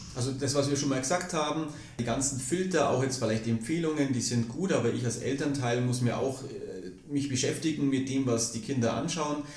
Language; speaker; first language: German; native; German